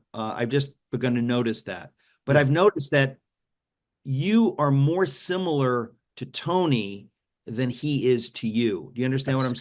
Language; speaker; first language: English; native; English